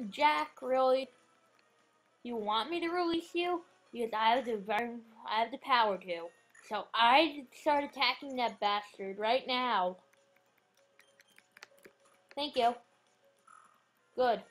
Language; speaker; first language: English; native; English